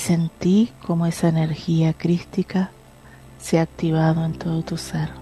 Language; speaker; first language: Spanish; native; Spanish